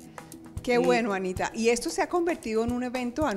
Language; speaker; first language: Spanish; native; Spanish